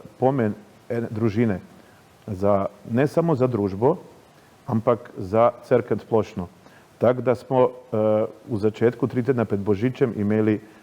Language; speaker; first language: Slovenian; native; Slovenian